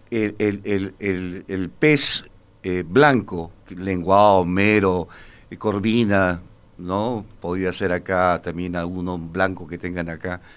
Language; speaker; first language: Spanish; native; Spanish